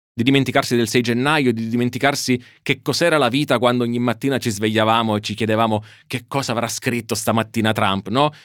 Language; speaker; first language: Italian; native; Italian